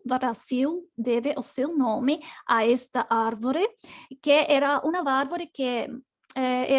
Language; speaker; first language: Portuguese; non-native, learner; Spanish